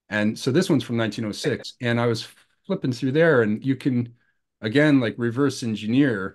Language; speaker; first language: English; native; English